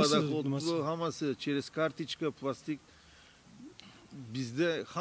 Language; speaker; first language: Russian; non-native, learner; Turkish